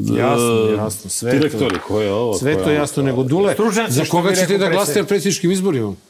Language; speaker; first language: Serbian; native; Serbian